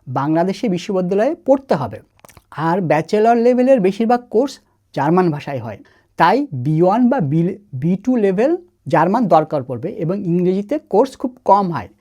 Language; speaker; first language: Bangla; native; Bangla